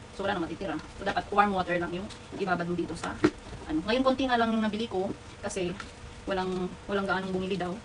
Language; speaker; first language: Filipino; non-native, local second language; Hiligaynon